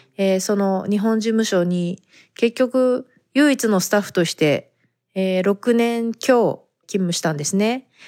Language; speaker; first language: Japanese; native; Japanese